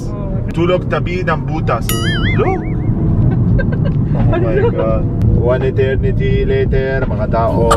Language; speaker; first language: Filipino; non-native, learner; Arabic